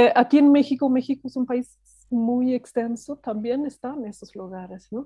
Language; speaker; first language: Spanish; non-native, fluent; Swedish